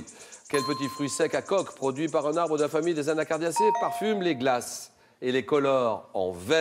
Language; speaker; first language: French; native; French